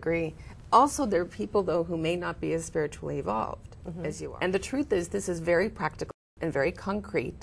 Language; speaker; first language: English; native; English